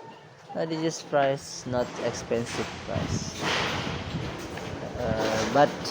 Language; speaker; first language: English; non-native, learner; Indonesian